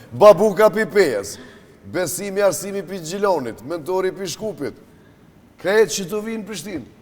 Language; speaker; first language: Albanian; native; Albanian